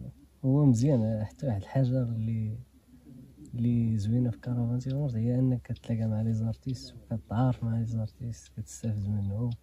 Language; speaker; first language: Arabic; native; Arabic